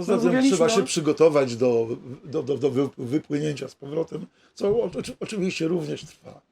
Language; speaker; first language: Polish; native; Polish